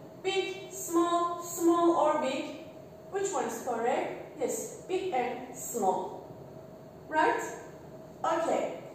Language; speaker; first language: English; non-native, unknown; Turkish